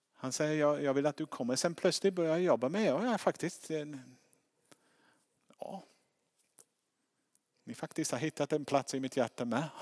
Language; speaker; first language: Swedish; non-native, fluent; English